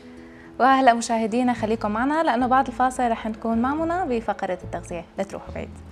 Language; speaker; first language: Arabic; native; Arabic